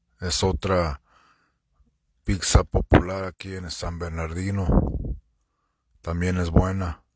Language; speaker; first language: Spanish; early bilingual, heritage; Spanish